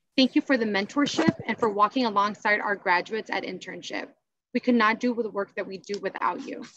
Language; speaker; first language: English; native; English